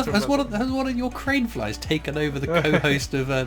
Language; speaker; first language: English; native; English